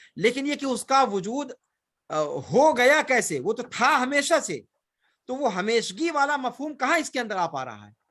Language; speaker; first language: Urdu; native; Urdu